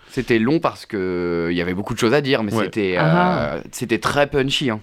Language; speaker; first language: French; native; French